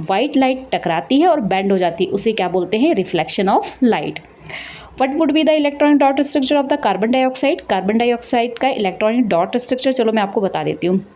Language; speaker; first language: Hindi; native; Hindi